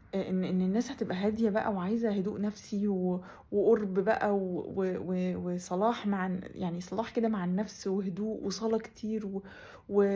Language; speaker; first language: Arabic; native; Arabic